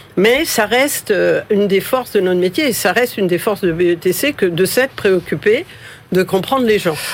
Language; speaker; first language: French; early bilingual, other home language; Spanish